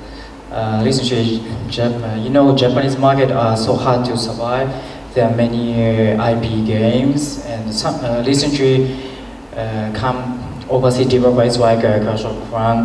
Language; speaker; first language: English; non-native, learner; Japanese